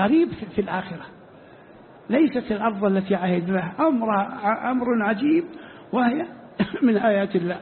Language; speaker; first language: Arabic; native; Arabic